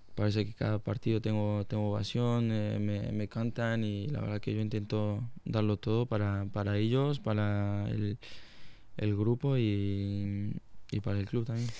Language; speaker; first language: Spanish; non-native, fluent; French